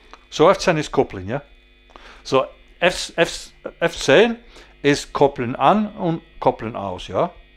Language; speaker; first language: German; non-native, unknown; English